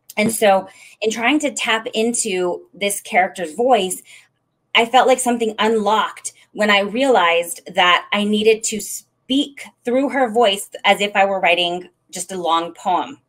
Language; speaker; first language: English; native; English